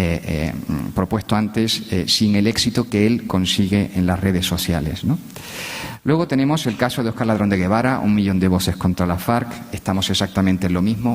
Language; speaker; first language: Spanish; native; Spanish